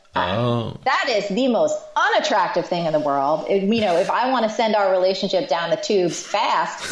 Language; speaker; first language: English; native; English